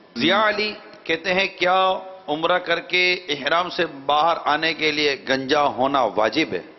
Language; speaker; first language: Urdu; native; Urdu